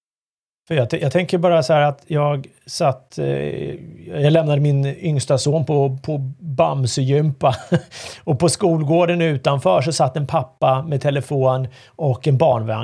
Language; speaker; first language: Swedish; native; Swedish